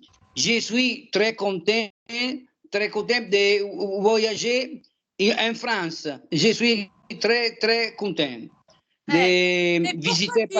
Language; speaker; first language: French; non-native, learner; Italian